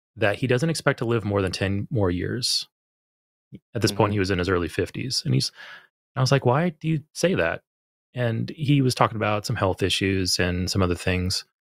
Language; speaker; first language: English; native; English